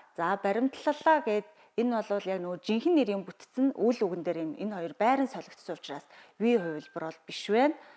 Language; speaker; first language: Mongolian; native; Mongolian